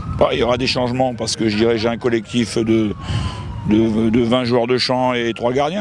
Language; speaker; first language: French; native; French